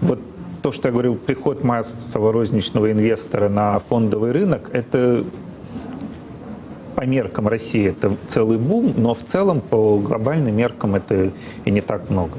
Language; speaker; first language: Russian; native; Russian